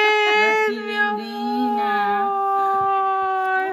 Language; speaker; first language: Spanish; native; Spanish